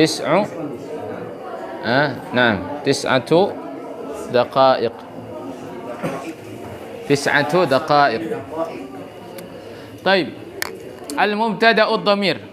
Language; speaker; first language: Arabic; non-native, fluent; Indonesian